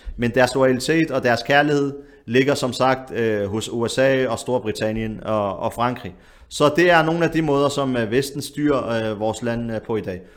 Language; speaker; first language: Danish; early bilingual, other home language; Arabic